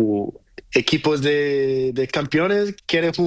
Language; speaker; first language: Spanish; non-native, learner; Portuguese